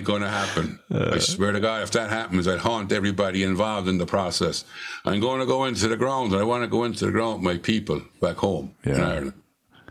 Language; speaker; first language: English; native; English